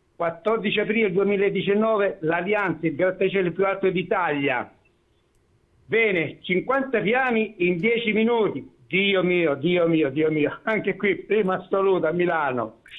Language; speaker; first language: Italian; native; Italian